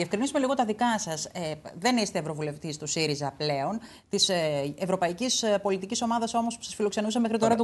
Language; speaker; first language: Greek; native; Greek